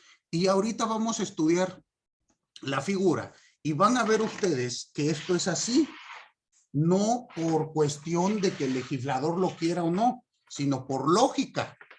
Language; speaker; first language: Spanish; native; Spanish